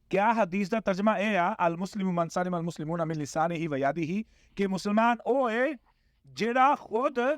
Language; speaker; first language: Urdu; non-native, local second language; Punjabi